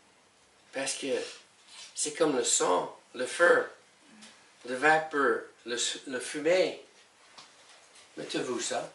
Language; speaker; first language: French; non-native, learner; English